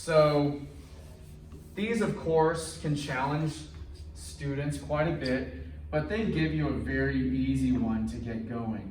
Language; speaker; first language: English; native; English